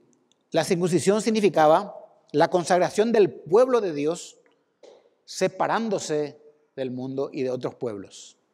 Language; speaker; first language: Spanish; native; Spanish